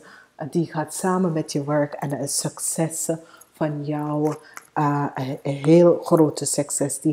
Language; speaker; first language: Dutch; non-native, fluent; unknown